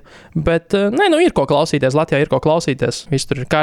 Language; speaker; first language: Latvian; native; Latvian